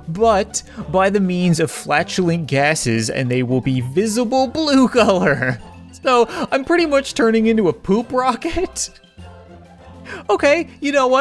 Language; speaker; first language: English; native; English